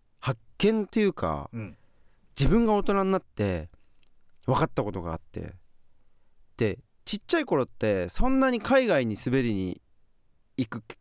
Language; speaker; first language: Japanese; native; Japanese